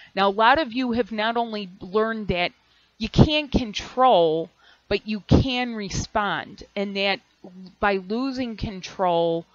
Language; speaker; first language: English; native; English